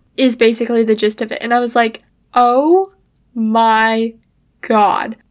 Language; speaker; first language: English; native; English